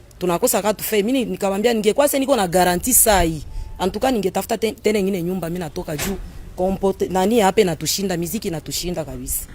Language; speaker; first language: Swahili; native; Swahili